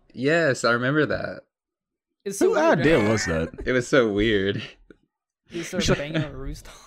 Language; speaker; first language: English; native; English